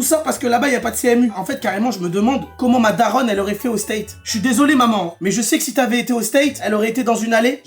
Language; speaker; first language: French; native; French